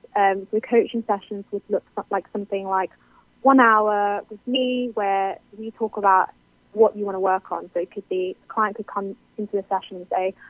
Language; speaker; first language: English; native; English